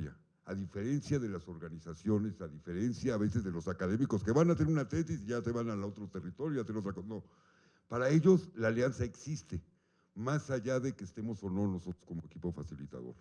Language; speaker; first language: Spanish; native; Spanish